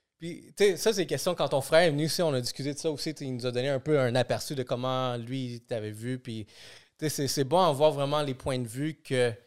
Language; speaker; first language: French; early bilingual, other home language; Spanish